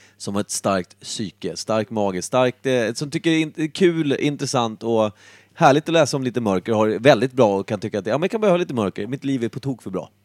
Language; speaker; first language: Swedish; native; Swedish